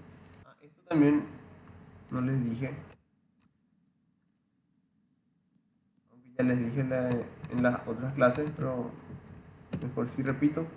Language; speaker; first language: Spanish; native; Spanish